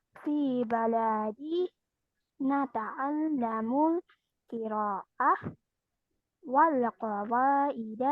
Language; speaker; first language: Arabic; non-native, learner; Indonesian